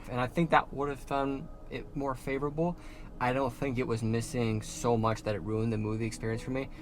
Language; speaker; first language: English; native; English